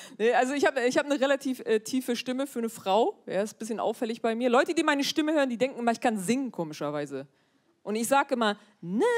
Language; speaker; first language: German; early bilingual, other home language; Turkish